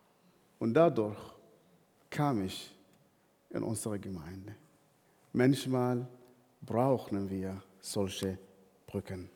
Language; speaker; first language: German; non-native, fluent; Arabic